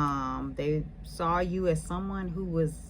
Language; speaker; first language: English; native; English